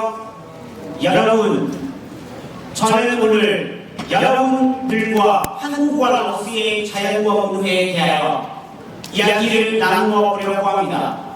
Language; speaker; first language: Korean; non-native, fluent; Lao